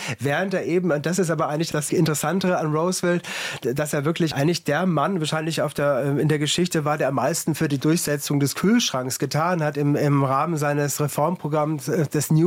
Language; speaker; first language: German; native; German